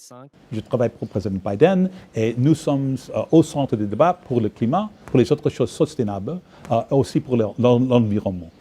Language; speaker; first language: French; non-native, fluent; English